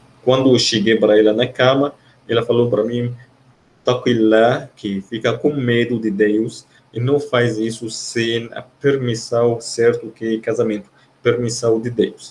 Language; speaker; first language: Portuguese; non-native, fluent; Arabic